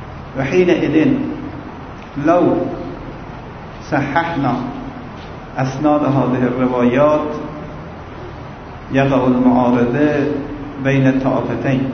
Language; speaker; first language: Arabic; non-native, fluent; Persian